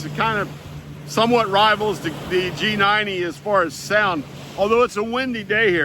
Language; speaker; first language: English; native; English